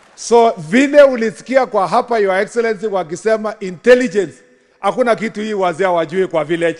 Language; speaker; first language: Swahili; non-native, local second language; Kalenjin